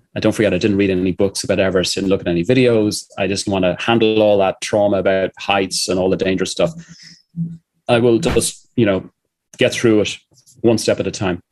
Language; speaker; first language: English; native; English